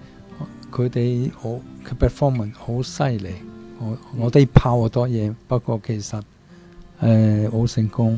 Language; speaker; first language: Cantonese; non-native, fluent; Italian